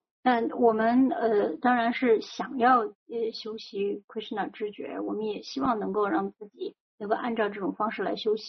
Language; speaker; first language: Chinese; native; Chinese